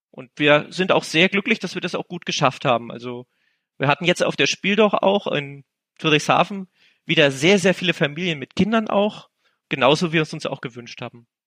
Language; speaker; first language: German; native; German